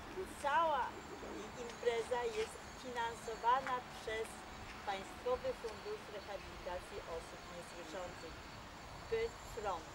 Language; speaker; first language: Polish; native; Polish